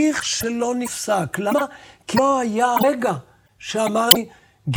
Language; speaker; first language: Hebrew; native; Hebrew